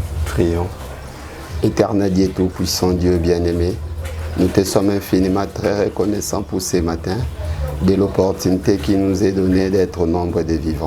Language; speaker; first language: French; non-native, local second language; Lingala